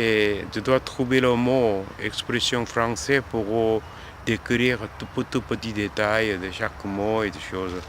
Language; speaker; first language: French; non-native, learner; Korean